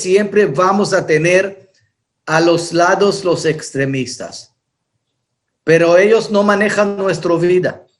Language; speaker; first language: Spanish; non-native, fluent; Hebrew